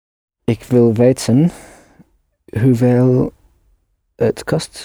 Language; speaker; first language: Dutch; non-native, learner; English